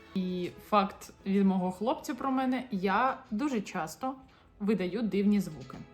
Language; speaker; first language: Ukrainian; non-native, local second language; Russian